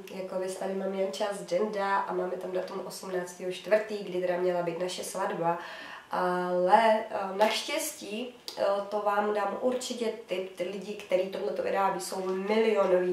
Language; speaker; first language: Czech; native; Czech